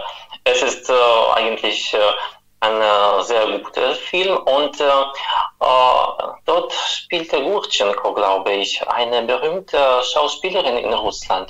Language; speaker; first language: German; non-native, fluent; Russian